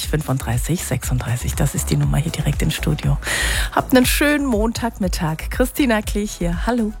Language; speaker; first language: German; native; German